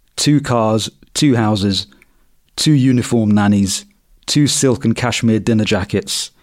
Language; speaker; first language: English; native; English